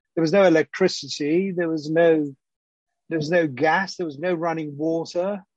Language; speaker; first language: English; early bilingual, other home language; Greek